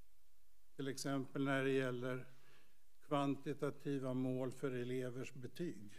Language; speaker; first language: Swedish; native; Swedish